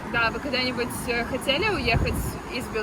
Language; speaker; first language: Russian; native; Russian